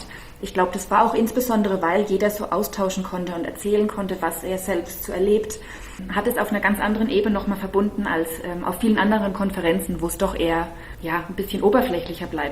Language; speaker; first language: German; native; German